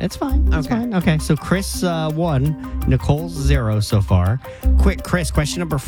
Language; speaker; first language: English; native; English